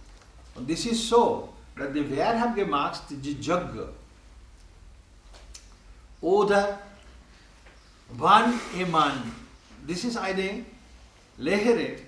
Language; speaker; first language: German; non-native, learner; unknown